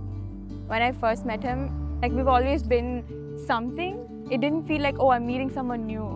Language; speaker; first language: English; early bilingual, other home language; Telugu